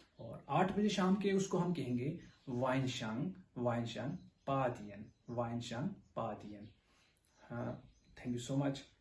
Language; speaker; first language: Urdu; native; Urdu